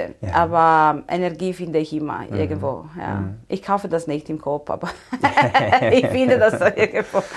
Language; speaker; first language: German; non-native, fluent; Italian